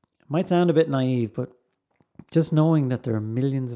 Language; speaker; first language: English; native; English